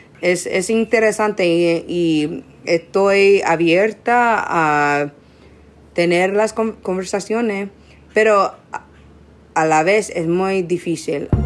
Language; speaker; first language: Spanish; non-native, learner; English